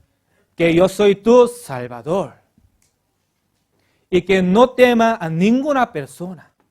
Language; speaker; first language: Spanish; non-native, learner; Korean